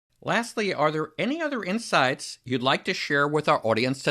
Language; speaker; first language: English; native; English